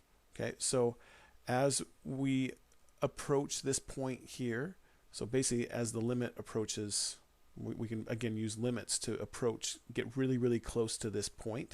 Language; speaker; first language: English; native; English